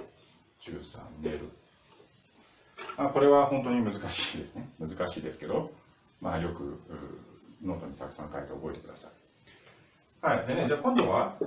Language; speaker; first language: Japanese; non-native, fluent; Russian